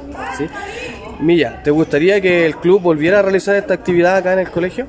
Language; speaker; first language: Spanish; native; Spanish